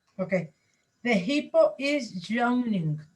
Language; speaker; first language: English; non-native, learner; Spanish